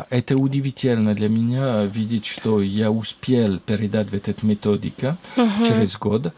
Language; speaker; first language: Russian; non-native, learner; French